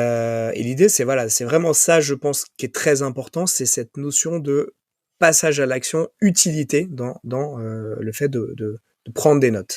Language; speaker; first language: French; native; French